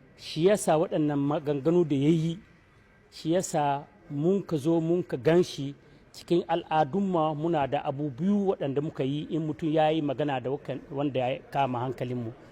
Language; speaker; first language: Hausa; native; Hausa